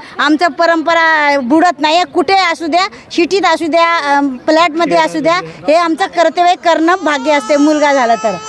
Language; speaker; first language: Marathi; non-native, local second language; Lambadi